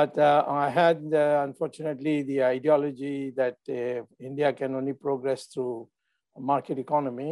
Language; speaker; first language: English; non-native, local second language; Tamil